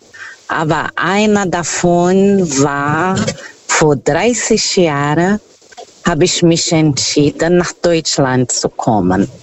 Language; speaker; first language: German; non-native, fluent; Portuguese